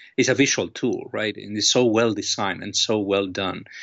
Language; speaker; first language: English; non-native, fluent; Spanish